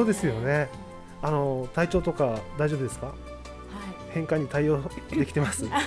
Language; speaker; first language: Japanese; native; Japanese